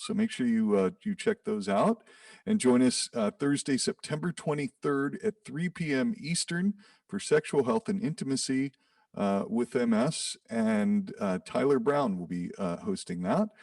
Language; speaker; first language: English; native; English